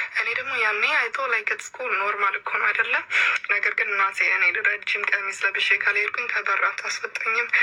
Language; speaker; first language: Amharic; early bilingual, heritage; Amharic